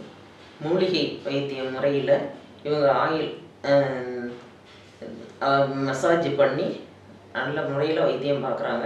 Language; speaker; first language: Tamil; native; Tamil